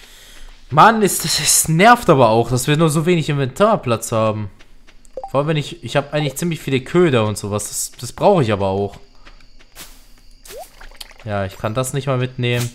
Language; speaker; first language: German; native; German